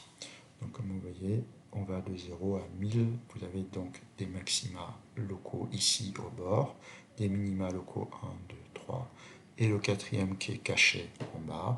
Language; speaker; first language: French; native; French